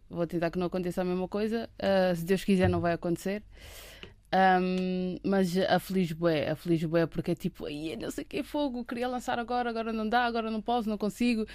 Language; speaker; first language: Portuguese; native; Portuguese